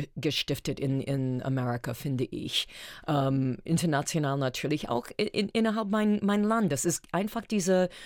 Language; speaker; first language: German; non-native, fluent; English